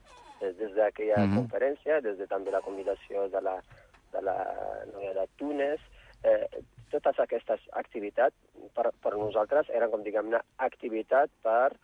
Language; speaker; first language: Catalan; non-native, fluent; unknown